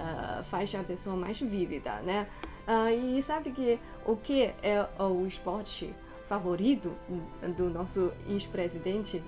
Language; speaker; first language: Portuguese; non-native, fluent; Chinese